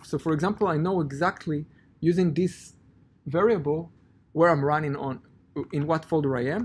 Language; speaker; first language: English; non-native, fluent; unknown